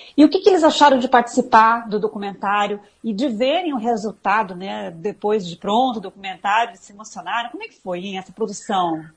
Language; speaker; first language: Portuguese; native; Portuguese